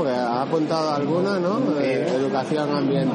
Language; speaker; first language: Spanish; native; Spanish